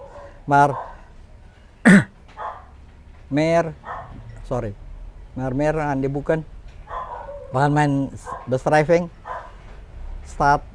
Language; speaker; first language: Dutch; non-native, fluent; Indonesian